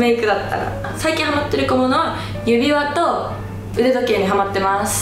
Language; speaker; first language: Japanese; native; Japanese